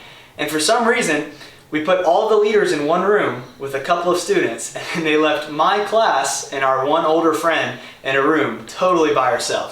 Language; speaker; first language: English; native; English